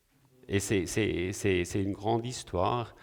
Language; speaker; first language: French; non-native, local second language; German